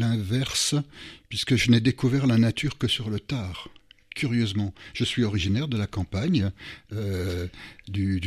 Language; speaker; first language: French; non-native, local second language; Luxembourgish